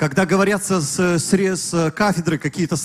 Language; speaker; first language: Russian; native; Russian